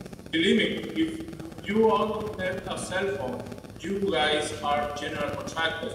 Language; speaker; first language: English; non-native, fluent; Spanish